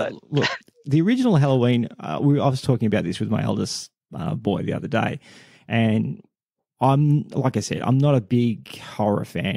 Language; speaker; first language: English; native; English